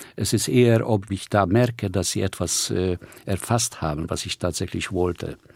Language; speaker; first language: German; non-native, fluent; Hungarian